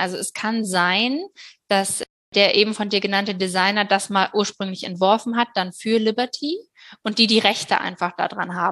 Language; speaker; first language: German; native; German